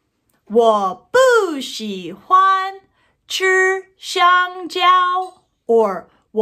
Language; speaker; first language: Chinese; non-native, fluent; English